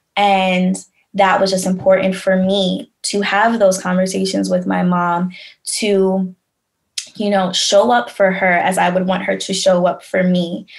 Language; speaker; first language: English; native; English